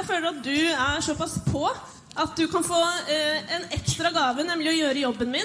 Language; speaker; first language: Norwegian; native; Norwegian